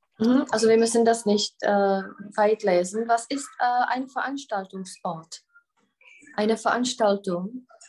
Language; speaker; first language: German; non-native, fluent; Czech